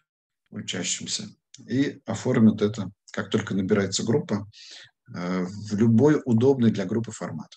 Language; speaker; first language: Russian; native; Russian